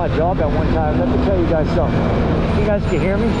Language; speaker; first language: English; native; English